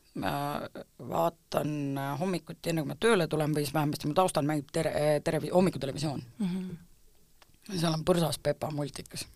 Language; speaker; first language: Estonian; native; Estonian